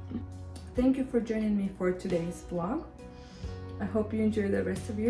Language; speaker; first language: English; non-native, fluent; Russian